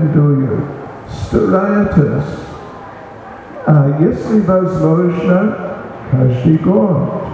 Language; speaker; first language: Russian; non-native, learner; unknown